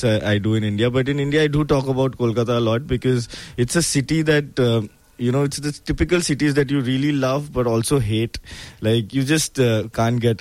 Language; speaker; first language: English; non-native, local second language; Bangla